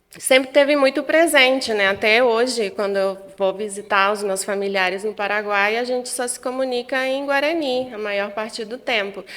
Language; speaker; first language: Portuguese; non-native, fluent; Guarani